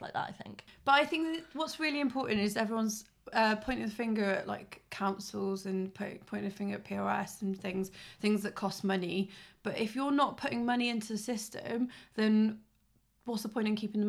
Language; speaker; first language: English; native; English